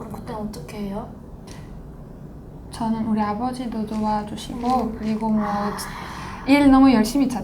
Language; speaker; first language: Korean; non-native, fluent; French